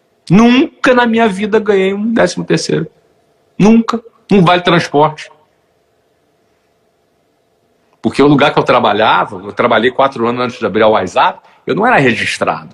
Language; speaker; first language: Portuguese; native; Portuguese